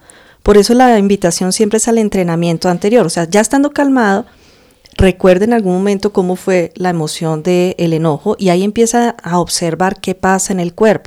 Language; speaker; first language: Spanish; native; Spanish